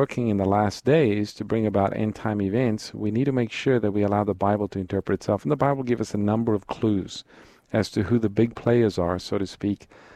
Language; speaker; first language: English; native; English